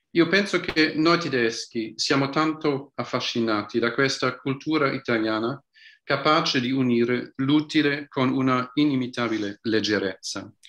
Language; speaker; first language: Italian; non-native, fluent; German